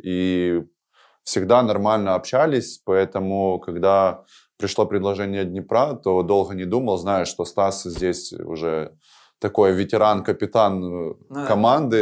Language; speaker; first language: Russian; native; Russian